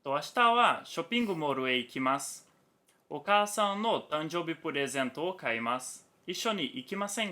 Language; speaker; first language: Japanese; non-native, fluent; Portuguese